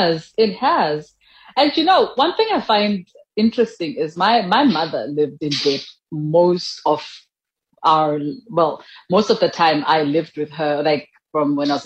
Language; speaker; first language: English; non-native, local second language; Tswana